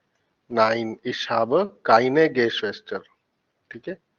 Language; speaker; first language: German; non-native, fluent; Hindi